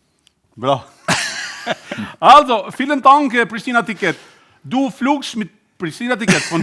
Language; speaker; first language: German; non-native, learner; Albanian